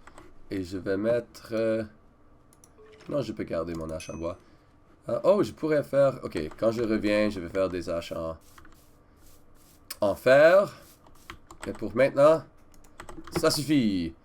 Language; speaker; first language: French; non-native, learner; English